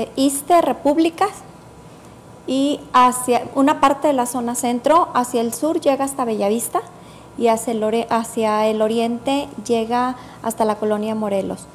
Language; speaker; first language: Spanish; native; Spanish